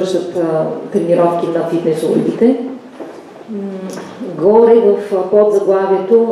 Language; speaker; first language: Bulgarian; native; Bulgarian